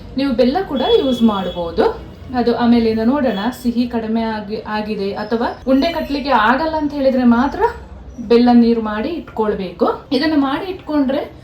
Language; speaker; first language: Kannada; native; Kannada